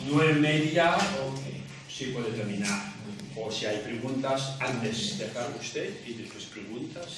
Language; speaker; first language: Spanish; non-native, learner; Tibetan